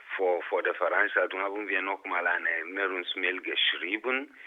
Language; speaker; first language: German; non-native, fluent; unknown